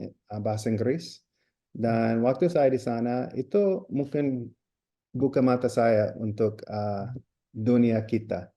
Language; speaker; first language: Indonesian; non-native, fluent; English